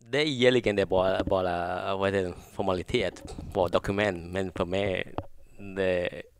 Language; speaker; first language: Swedish; non-native, learner; Thai